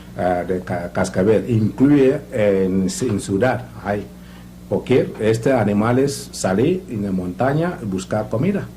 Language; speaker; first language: Spanish; non-native, learner; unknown